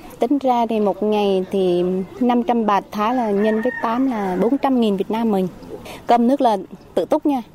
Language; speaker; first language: Vietnamese; non-native, local second language; Jarai